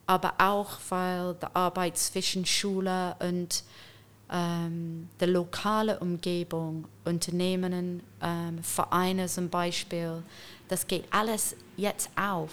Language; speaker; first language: German; non-native, fluent; English